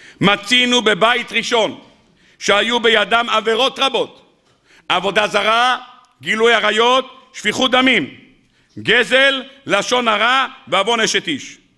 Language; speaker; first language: Hebrew; native; Hebrew